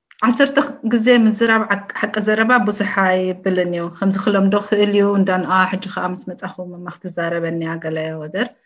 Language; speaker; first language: Tigrinya; early bilingual, heritage; Tigrinya